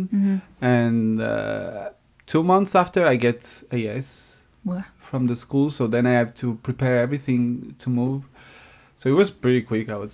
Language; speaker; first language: English; non-native, fluent; Portuguese